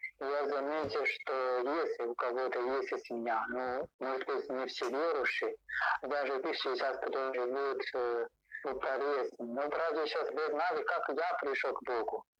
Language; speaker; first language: Russian; non-native, learner; Chinese